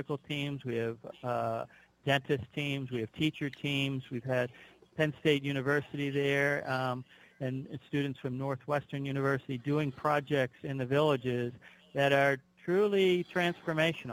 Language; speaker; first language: English; native; English